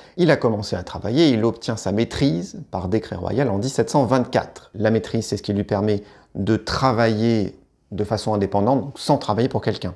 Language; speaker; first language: French; native; French